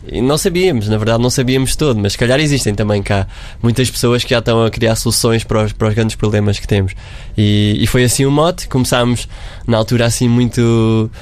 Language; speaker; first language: Portuguese; native; Portuguese